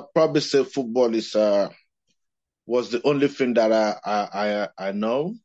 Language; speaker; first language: English; non-native, local second language; Igbo